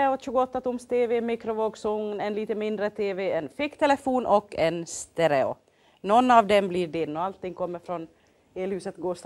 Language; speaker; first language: Swedish; native; Swedish